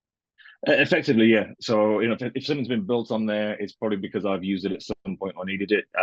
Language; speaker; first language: English; native; English